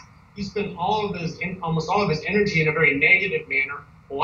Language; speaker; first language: English; native; English